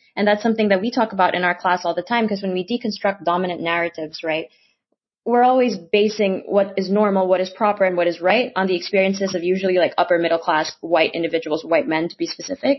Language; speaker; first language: English; non-native, local second language; Filipino